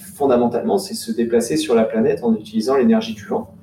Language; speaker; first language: French; native; French